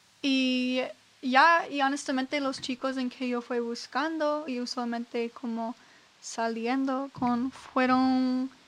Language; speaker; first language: Spanish; non-native, learner; English